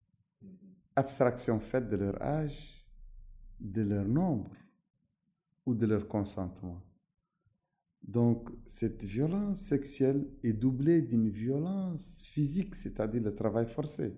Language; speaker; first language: French; non-native, local second language; Arabic